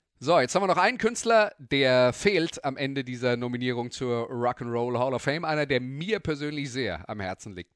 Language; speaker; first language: German; native; German